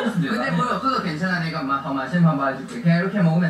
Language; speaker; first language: Korean; non-native, fluent; Thai